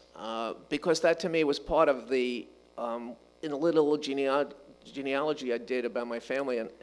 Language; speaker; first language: English; native; English